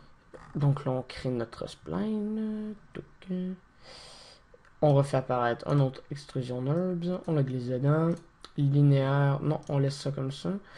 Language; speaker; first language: French; native; French